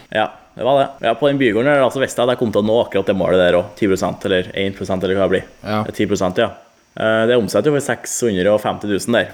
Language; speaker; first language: Norwegian; native; Norwegian